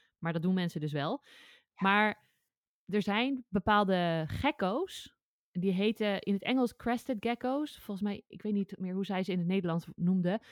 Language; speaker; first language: Dutch; native; Dutch